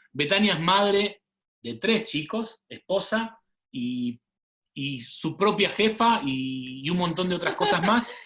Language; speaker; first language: Spanish; native; Spanish